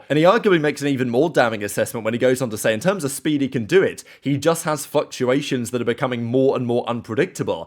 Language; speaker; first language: English; native; English